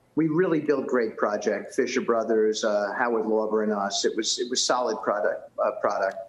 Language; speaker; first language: English; native; English